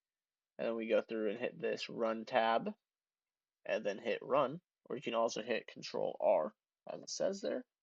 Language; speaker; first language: English; native; English